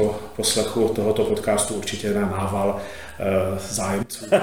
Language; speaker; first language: Czech; native; Czech